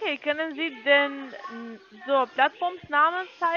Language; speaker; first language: German; non-native, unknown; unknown